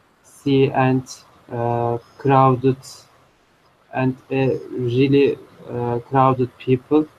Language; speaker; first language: English; non-native, learner; Turkish